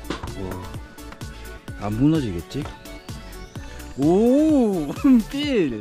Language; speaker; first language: Korean; native; Korean